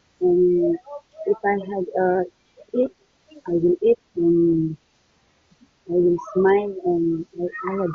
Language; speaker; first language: English; non-native, learner; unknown